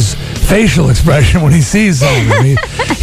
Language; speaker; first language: English; native; English